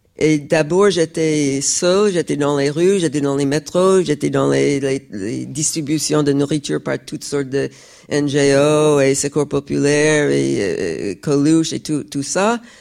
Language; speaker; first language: French; non-native, fluent; English